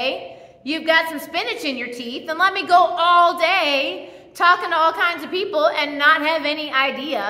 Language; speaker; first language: English; native; English